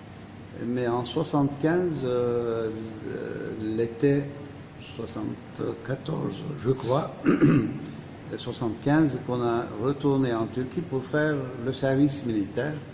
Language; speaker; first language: French; non-native, fluent; Turkish